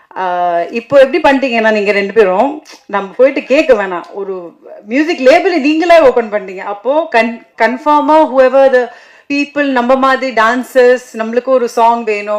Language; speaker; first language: Tamil; non-native, fluent; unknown